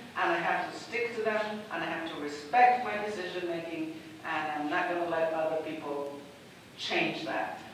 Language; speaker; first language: English; non-native, fluent; Spanish